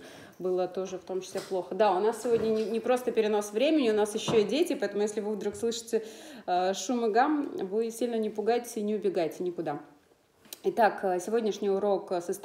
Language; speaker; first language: Russian; native; Russian